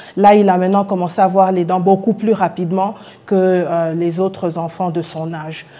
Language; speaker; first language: French; non-native, local second language; Lingala